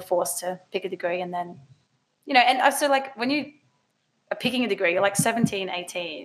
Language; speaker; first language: English; native; English